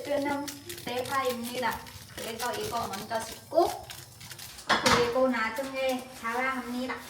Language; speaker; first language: Korean; non-native, learner; Vietnamese